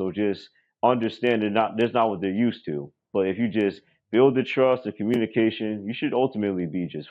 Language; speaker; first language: English; native; English